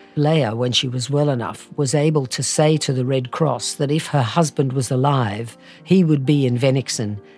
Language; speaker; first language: English; native; English